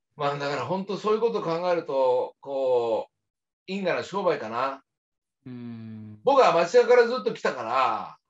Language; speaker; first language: Japanese; native; Japanese